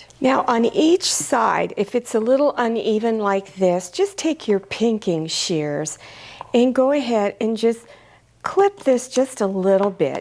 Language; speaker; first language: English; native; English